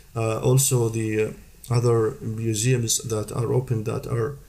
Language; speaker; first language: English; non-native, fluent; Arabic